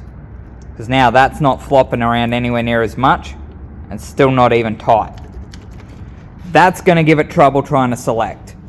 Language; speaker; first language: English; native; English